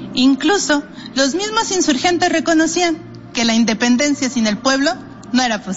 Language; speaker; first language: Spanish; native; Spanish